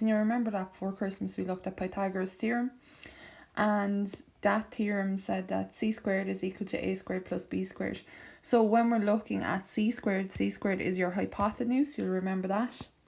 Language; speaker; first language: English; native; English